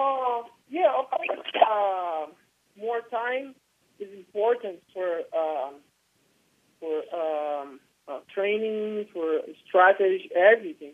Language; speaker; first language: English; non-native, learner; Portuguese